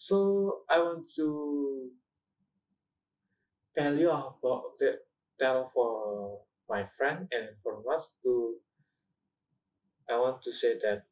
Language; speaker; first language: English; non-native, learner; Indonesian